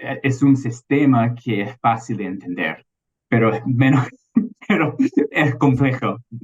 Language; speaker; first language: Spanish; non-native, fluent; English